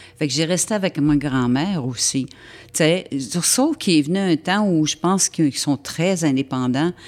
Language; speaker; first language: French; native; French